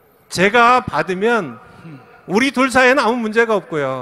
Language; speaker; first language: Korean; native; Korean